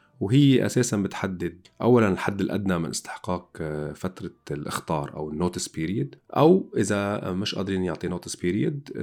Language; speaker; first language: Arabic; native; Arabic